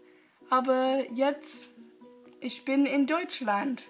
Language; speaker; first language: German; non-native, learner; English